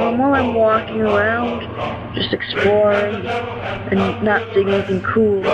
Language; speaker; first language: English; native; English